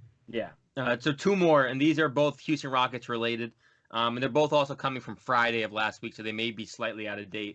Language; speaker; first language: English; native; English